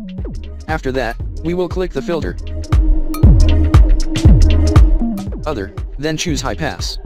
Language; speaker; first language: English; non-native, local second language; Filipino